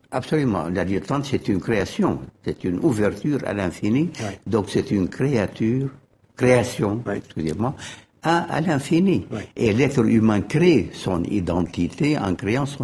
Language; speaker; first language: French; non-native, fluent; Arabic